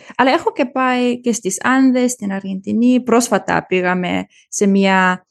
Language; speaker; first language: Greek; early bilingual, heritage; German